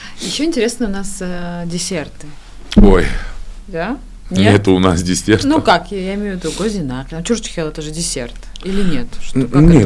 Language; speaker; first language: Russian; non-native, fluent; Georgian